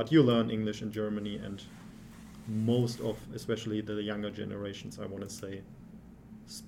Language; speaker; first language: English; non-native, fluent; German